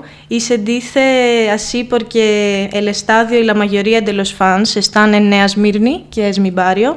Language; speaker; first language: Spanish; non-native, fluent; Greek